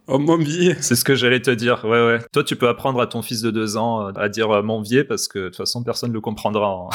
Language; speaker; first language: French; native; French